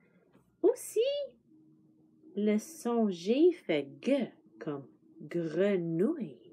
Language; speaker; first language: French; non-native, fluent; English